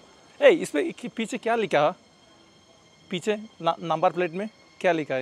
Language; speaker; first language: Hindi; non-native, learner; Bangla